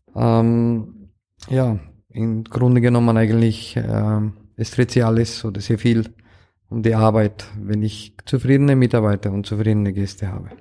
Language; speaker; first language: German; non-native, fluent; Romanian